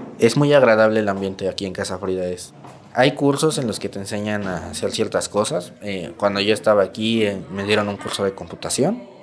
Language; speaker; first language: Spanish; native; Spanish